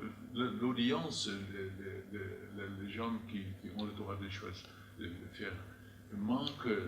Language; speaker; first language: French; non-native, fluent; Dutch